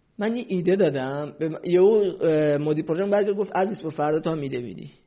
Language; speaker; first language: Persian; non-native, local second language; Central Kurdish